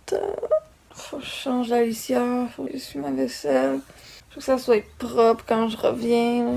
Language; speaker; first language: French; native; French